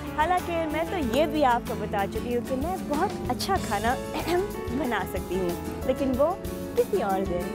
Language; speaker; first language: Hindi; early bilingual, heritage; Urdu